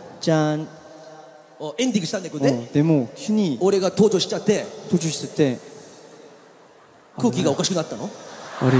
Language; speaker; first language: Japanese; native; Japanese